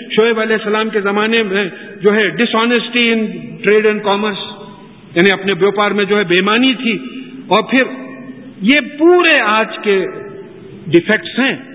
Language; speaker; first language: Urdu; native; Urdu